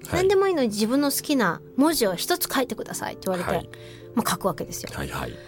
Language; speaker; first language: Japanese; native; Japanese